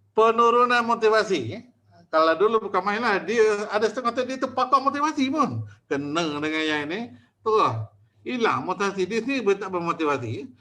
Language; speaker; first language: Malay; native; Malay